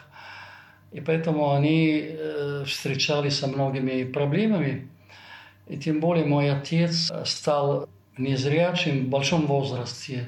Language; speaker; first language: Russian; non-native, fluent; Italian